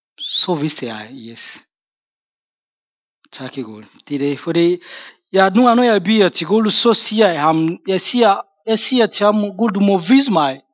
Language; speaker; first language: Danish; non-native, fluent; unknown